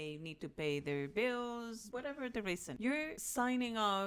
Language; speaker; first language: English; non-native, fluent; Spanish